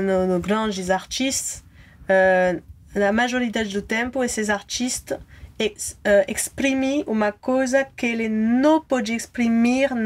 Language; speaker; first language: Portuguese; non-native, fluent; French